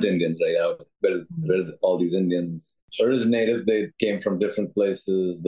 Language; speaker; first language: English; non-native, local second language; Tamil